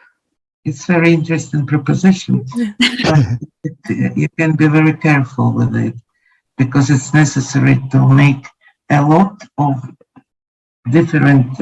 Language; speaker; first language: English; non-native, learner; Ukrainian